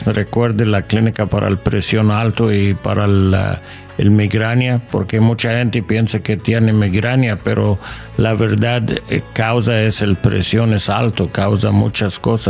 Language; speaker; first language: Spanish; non-native, learner; English